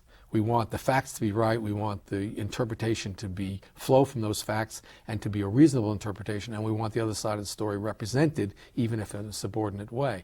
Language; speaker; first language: English; native; English